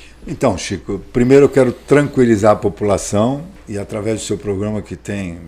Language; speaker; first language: Portuguese; native; Portuguese